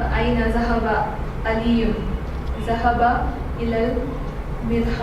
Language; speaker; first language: Arabic; non-native, learner; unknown